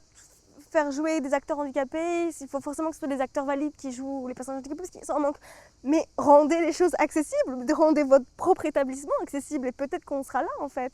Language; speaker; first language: French; native; French